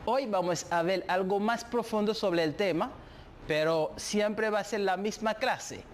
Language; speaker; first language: Spanish; non-native, fluent; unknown